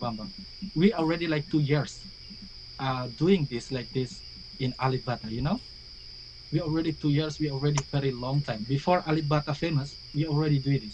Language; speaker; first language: English; non-native, learner; Indonesian